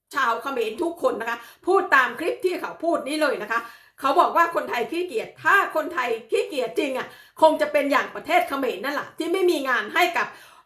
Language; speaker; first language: Thai; native; Thai